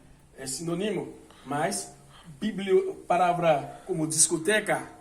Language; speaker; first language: Portuguese; non-native, fluent; Haitian Creole